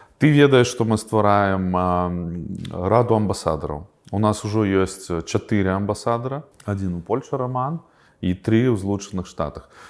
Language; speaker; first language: Belarusian; non-native, local second language; Russian